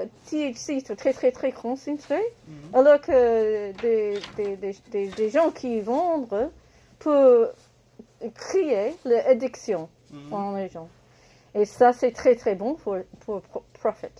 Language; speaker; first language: French; non-native, learner; English